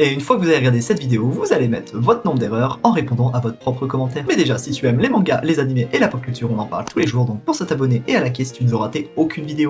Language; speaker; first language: French; native; French